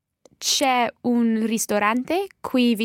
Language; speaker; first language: Italian; non-native, learner; English